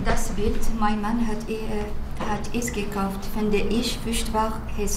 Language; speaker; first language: German; non-native, learner; Arabic